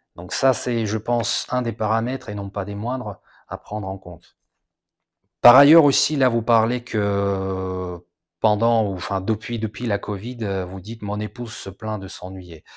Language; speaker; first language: French; non-native, fluent; Russian